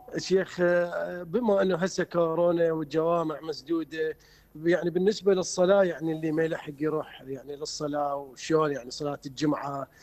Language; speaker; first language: Arabic; native; Arabic